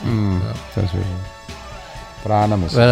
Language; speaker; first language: Chinese; native; Chinese